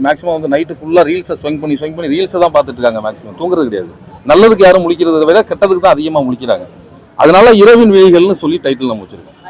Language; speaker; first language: Tamil; native; Tamil